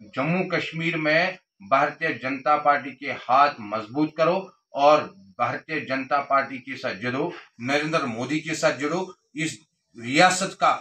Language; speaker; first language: Hindi; non-native, local second language; Kashmiri